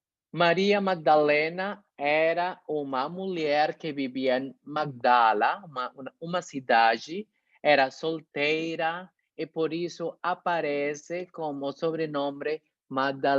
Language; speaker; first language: Portuguese; non-native, fluent; Spanish